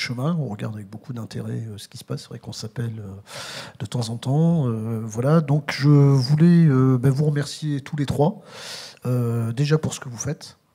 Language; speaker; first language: French; native; French